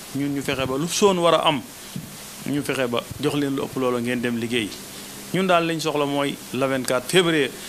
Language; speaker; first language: Wolof; native; Wolof